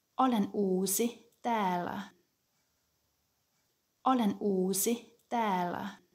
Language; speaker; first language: Finnish; non-native, fluent; German